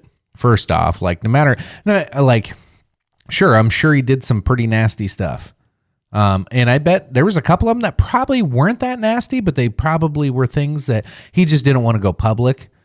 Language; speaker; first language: English; native; English